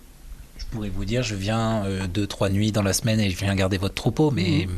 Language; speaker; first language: French; native; French